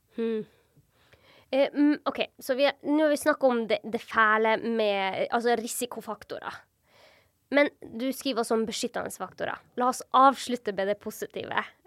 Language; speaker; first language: Norwegian; native; Norwegian